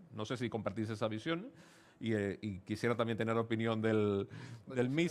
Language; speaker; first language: Spanish; native; Spanish